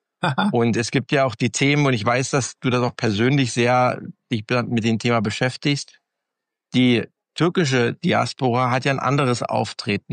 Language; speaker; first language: German; native; German